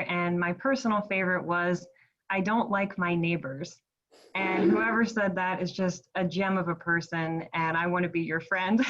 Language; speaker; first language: English; native; English